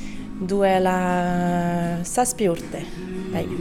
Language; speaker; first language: Basque; non-native, learner; French